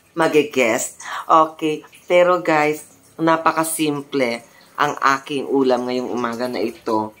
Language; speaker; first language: Filipino; non-native, local second language; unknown